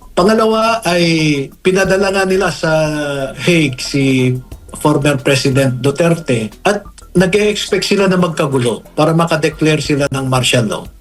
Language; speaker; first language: Filipino; native; Filipino